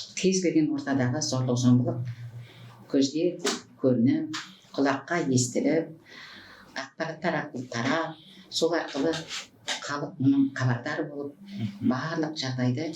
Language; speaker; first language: Kazakh; native; Kazakh